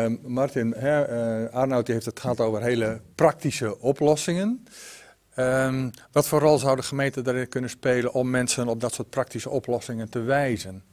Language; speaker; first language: Dutch; native; Dutch